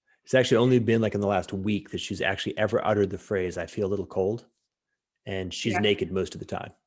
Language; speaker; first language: English; native; English